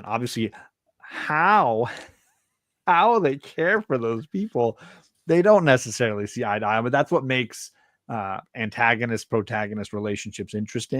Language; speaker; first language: English; native; English